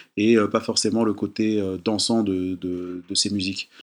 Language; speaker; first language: French; native; French